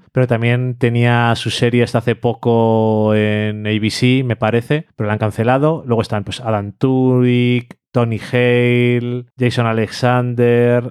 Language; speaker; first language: Spanish; native; Spanish